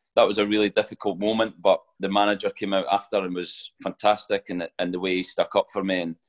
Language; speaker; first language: English; native; English